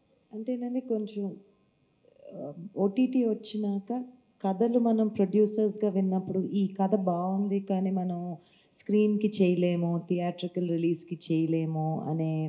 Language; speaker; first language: Telugu; native; Telugu